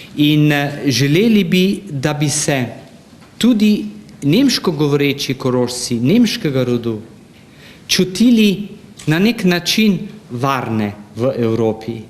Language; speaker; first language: Slovenian; native; Slovenian